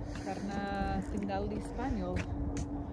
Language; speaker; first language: Indonesian; non-native, learner; English